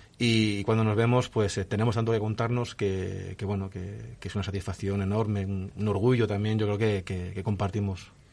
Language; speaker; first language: Spanish; native; Spanish